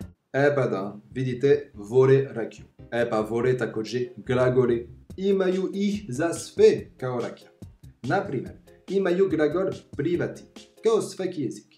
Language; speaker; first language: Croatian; non-native, fluent; French